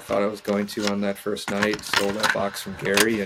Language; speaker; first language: English; native; English